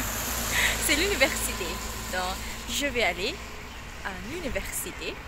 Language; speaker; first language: French; non-native, learner; Malay